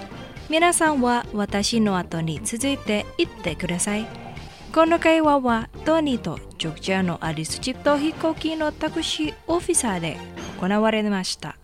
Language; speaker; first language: Japanese; non-native, fluent; Indonesian